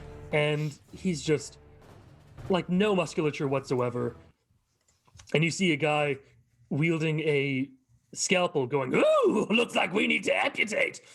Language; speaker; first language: English; native; English